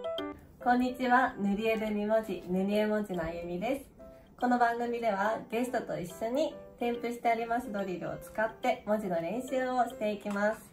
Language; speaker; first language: Japanese; native; Japanese